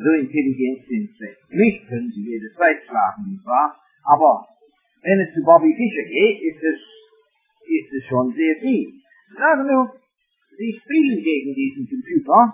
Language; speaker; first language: German; non-native, fluent; English